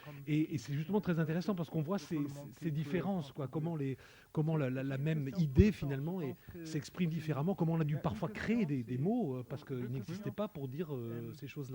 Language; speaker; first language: French; native; French